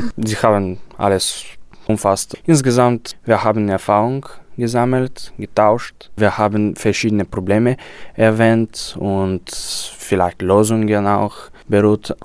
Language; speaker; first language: German; non-native, fluent; Bulgarian